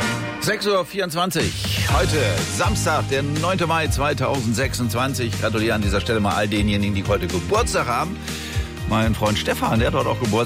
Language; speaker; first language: German; native; German